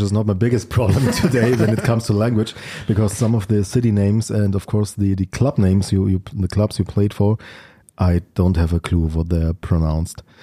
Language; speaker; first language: English; non-native, fluent; German